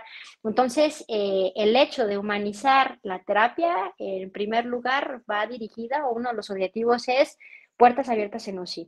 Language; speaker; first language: Spanish; native; Spanish